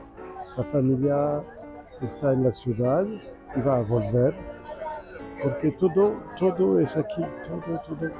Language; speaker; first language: Spanish; non-native, fluent; French